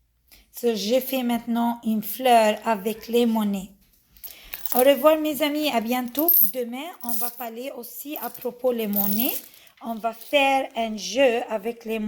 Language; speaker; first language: French; non-native, fluent; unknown